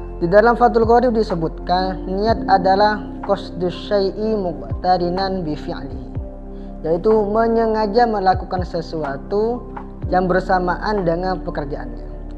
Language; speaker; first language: Indonesian; non-native, local second language; Madurese